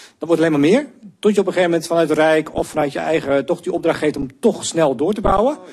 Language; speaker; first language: Dutch; native; Dutch